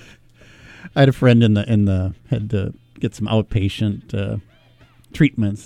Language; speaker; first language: English; native; English